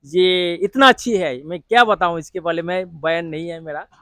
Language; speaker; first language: Hindi; non-native, local second language; Bangla